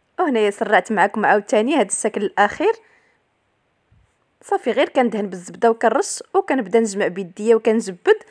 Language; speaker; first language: Arabic; native; Arabic